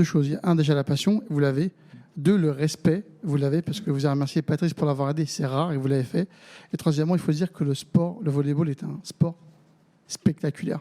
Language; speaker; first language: French; native; French